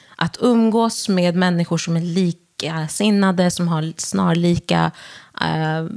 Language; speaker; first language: Swedish; early bilingual, other home language; Wolof